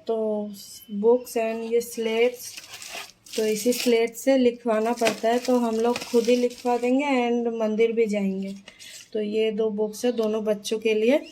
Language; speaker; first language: Hindi; non-native, local second language; Bangla